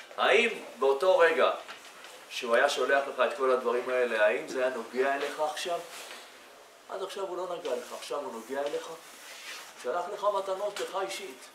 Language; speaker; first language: Hebrew; native; Hebrew